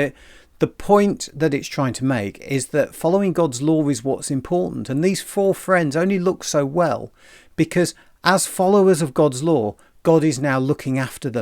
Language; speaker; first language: English; native; English